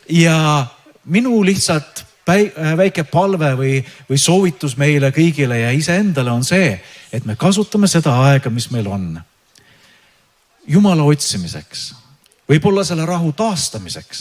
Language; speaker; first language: Estonian; native; Estonian